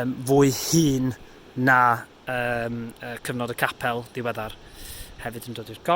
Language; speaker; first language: Welsh; native; Welsh